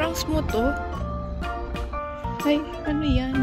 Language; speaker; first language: Filipino; native; Filipino